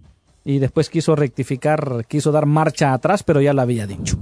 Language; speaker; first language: Spanish; native; Spanish